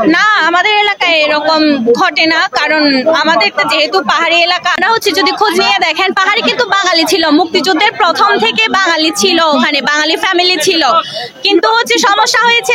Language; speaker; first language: Bangla; non-native, local second language; Chakma